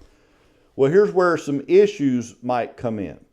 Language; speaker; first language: English; native; English